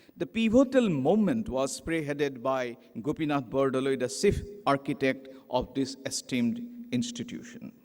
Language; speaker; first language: English; non-native, local second language; Assamese